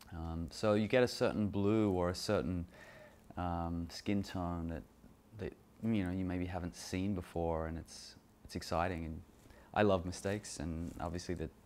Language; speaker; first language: English; native; English